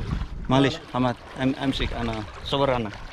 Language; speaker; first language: Arabic; non-native, learner; Indonesian